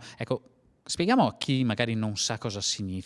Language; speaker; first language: Italian; native; Italian